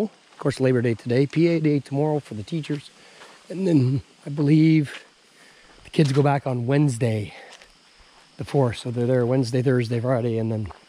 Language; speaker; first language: English; native; English